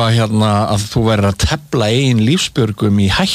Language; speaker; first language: Icelandic; native; Icelandic